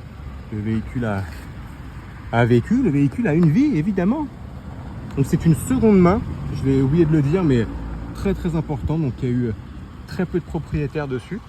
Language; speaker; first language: French; native; French